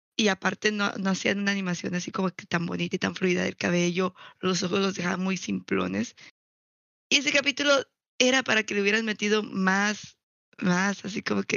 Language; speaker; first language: Spanish; native; Spanish